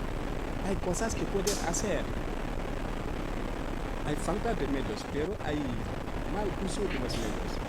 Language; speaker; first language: Spanish; non-native, fluent; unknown